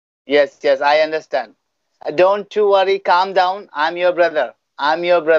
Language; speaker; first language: English; non-native, fluent; Bangla